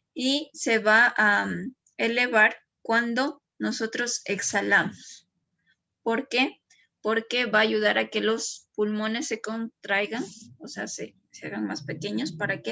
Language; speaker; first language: Spanish; native; Spanish